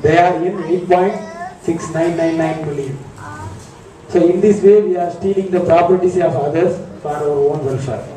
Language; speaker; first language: English; non-native, local second language; Tamil